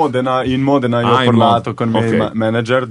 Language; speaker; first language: Italian; non-native, learner; Slovenian